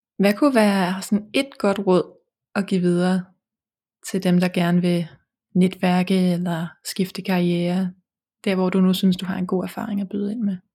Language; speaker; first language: Danish; native; Danish